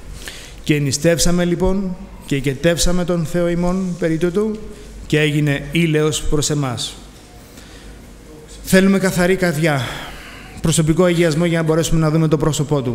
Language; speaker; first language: Greek; native; Greek